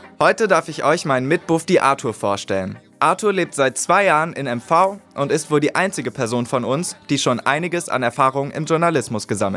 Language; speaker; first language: German; native; German